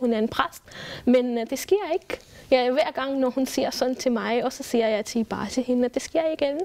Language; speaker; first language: Danish; non-native, fluent; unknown